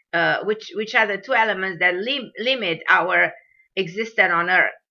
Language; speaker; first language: English; non-native, fluent; Romanian